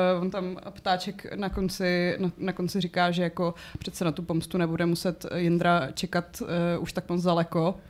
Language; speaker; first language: Czech; native; Czech